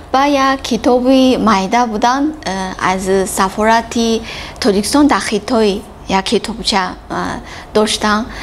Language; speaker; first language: Tajik; non-native, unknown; Chinese